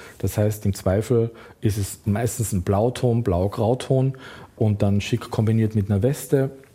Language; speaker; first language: German; native; German